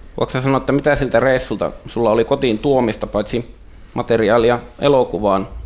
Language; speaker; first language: Finnish; native; Finnish